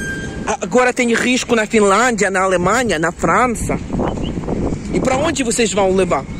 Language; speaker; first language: Portuguese; non-native, fluent; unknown